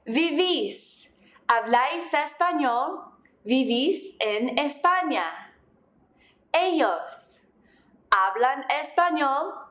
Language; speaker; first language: Spanish; non-native, fluent; English